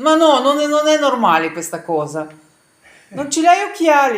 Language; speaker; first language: Italian; non-native, learner; Ukrainian